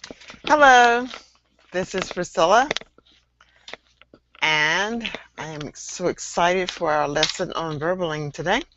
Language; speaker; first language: English; non-native, fluent; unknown